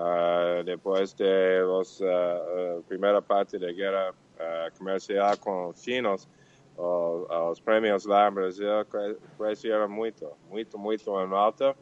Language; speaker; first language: Portuguese; non-native, learner; Spanish